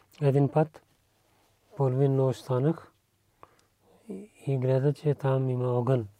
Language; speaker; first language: Bulgarian; non-native, learner; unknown